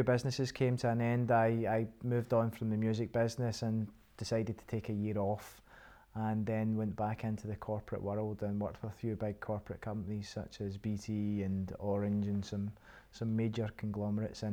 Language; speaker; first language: English; native; English